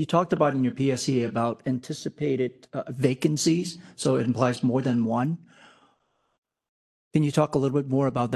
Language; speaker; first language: English; non-native, fluent; French